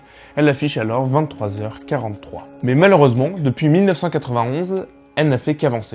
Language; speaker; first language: French; native; French